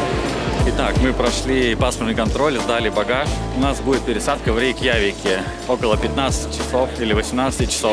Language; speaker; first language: Russian; native; Russian